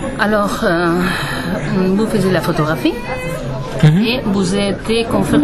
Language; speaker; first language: French; non-native, learner; Spanish